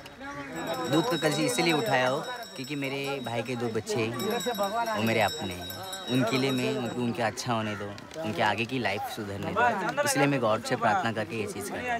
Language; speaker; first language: Hindi; native; Hindi